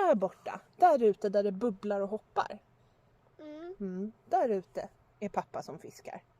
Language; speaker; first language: Swedish; native; Swedish